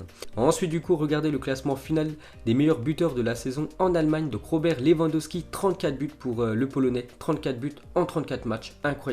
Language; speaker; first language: French; native; French